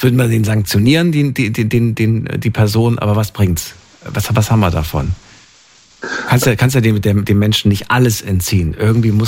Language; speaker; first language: German; native; German